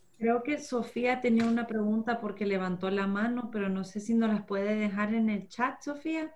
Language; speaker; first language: Spanish; early bilingual, heritage; Spanish